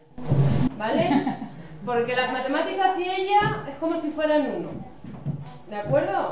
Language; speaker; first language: Spanish; native; Spanish